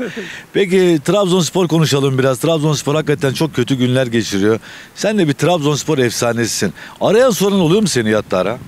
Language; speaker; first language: Turkish; native; Turkish